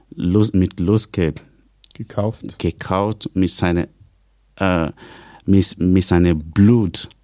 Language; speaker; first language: German; non-native, fluent; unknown